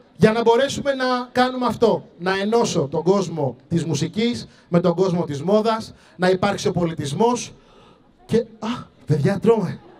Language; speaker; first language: Greek; early bilingual, other home language; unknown